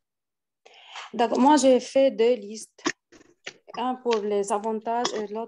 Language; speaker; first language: French; non-native, learner; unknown